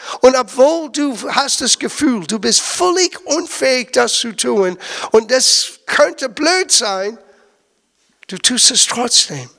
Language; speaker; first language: German; non-native, fluent; English